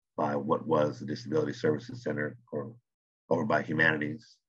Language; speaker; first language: English; native; English